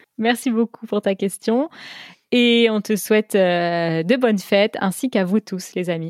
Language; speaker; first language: French; native; French